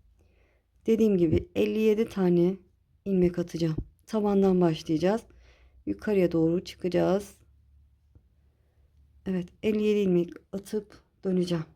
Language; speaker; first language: Turkish; native; Turkish